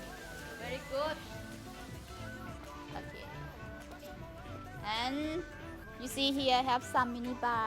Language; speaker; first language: English; non-native, learner; Thai